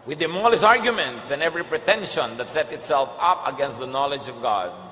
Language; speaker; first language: English; non-native, local second language; Filipino